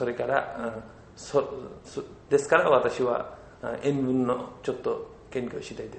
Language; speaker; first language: Japanese; non-native, learner; Bangla